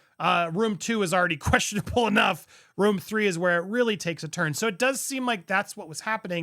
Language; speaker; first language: English; native; English